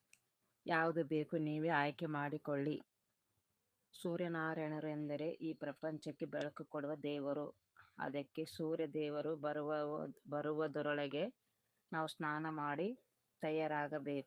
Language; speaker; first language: Kannada; native; Kannada